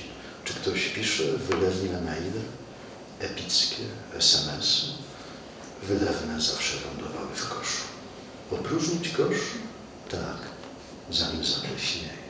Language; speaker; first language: Polish; native; Polish